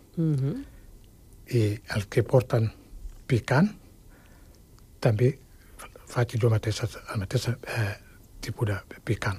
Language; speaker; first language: Catalan; non-native, fluent; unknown